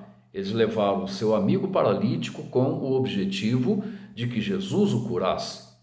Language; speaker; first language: Portuguese; native; Portuguese